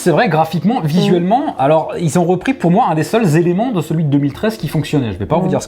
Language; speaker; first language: French; native; French